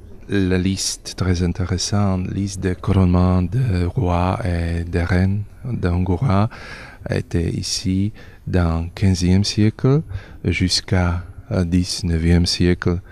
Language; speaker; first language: French; non-native, learner; Slovak